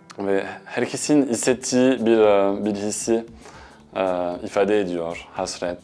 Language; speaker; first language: Turkish; non-native, fluent; French